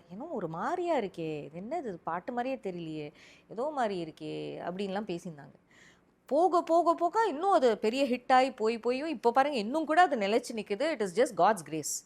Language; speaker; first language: Tamil; early bilingual, heritage; Tamil